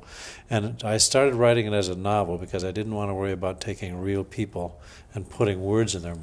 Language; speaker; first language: English; native; English